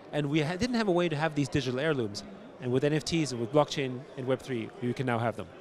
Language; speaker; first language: English; early bilingual, other home language; German